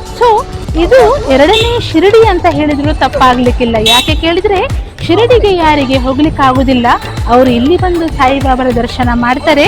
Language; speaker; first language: Kannada; non-native, local second language; Konkani